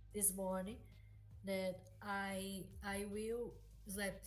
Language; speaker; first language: English; non-native, learner; Portuguese